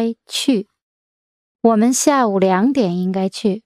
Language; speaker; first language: Chinese; non-native, learner; English